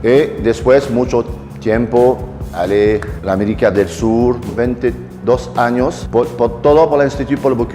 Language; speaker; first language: Spanish; non-native, learner; French